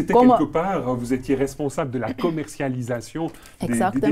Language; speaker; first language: French; native; French